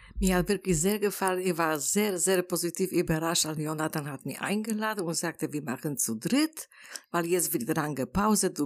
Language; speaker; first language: German; non-native, learner; Polish